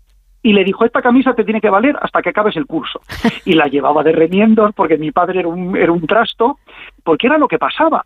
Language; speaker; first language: Spanish; native; Spanish